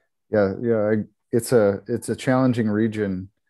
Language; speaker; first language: English; native; English